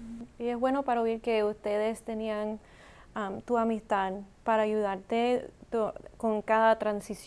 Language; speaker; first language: Spanish; non-native, learner; English